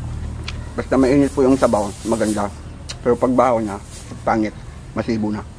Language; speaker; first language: Filipino; native; Filipino